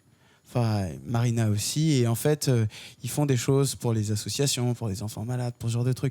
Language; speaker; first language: French; native; French